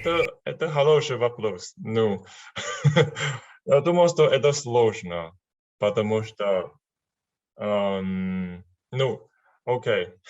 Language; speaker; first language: Russian; non-native, learner; Chinese